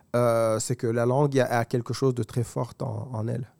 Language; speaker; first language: French; non-native, local second language; Kinyarwanda